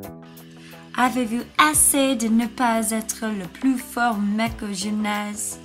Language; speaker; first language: French; non-native, learner; English